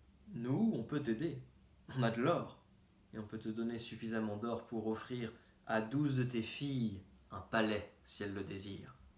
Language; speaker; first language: French; native; French